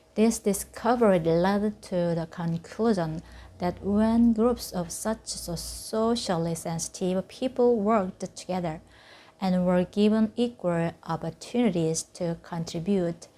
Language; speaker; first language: English; non-native, fluent; Korean